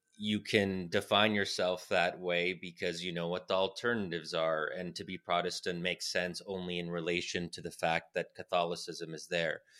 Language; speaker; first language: English; native; English